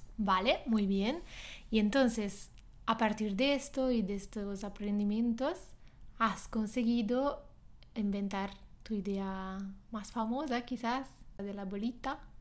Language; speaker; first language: Spanish; non-native, fluent; Italian